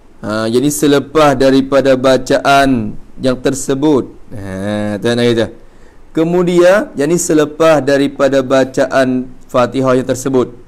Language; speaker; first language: Malay; native; Malay